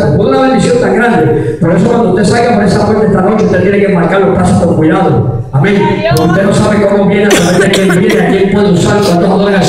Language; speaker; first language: Spanish; native; Spanish